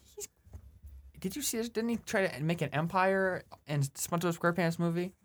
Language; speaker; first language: English; native; English